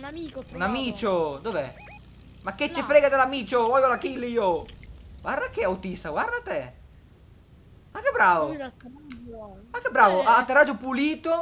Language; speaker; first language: Italian; native; Italian